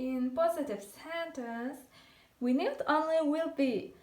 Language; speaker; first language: English; non-native, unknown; Kazakh